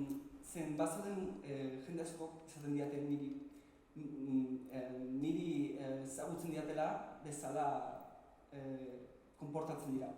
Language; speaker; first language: Basque; early bilingual, other home language; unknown